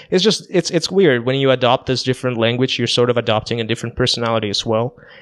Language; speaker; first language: English; non-native, fluent; Russian